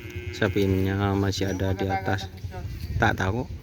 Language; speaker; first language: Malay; non-native, local second language; Madurese